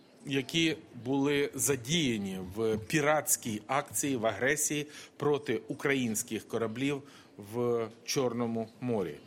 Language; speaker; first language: Ukrainian; non-native, local second language; Russian